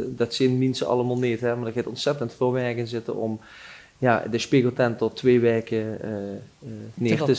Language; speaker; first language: Dutch; native; Dutch